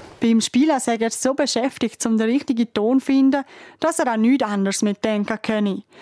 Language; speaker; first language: German; native; German